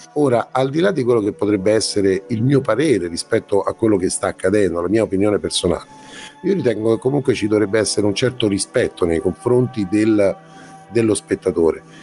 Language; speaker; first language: Italian; native; Italian